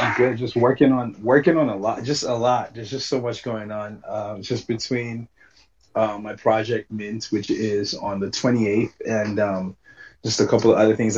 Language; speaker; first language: English; non-native, local second language; Yoruba